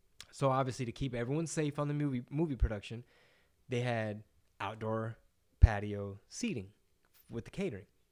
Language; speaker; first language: English; early bilingual, other home language; Spanish